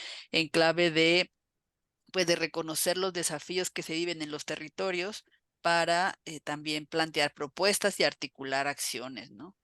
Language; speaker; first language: Spanish; native; Spanish